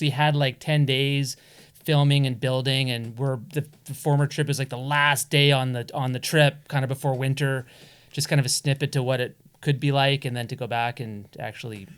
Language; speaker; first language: English; native; English